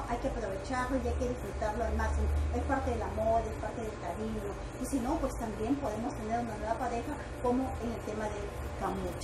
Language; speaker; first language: Spanish; native; Spanish